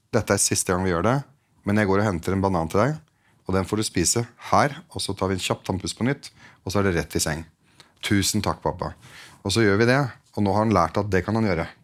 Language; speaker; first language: Norwegian; early bilingual, other home language; Arabic